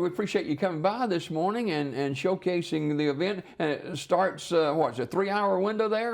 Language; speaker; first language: English; native; English